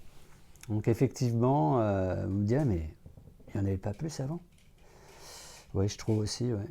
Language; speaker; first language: French; native; French